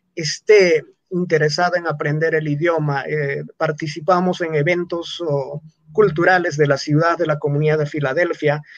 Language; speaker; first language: Spanish; non-native, local second language; Quechua